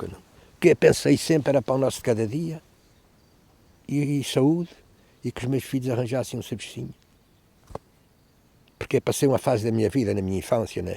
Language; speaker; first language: Portuguese; native; Portuguese